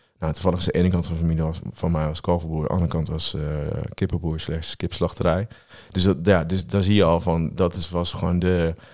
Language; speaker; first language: Dutch; native; Dutch